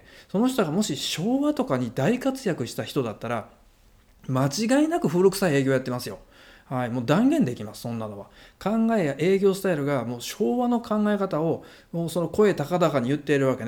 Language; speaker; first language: Japanese; native; Japanese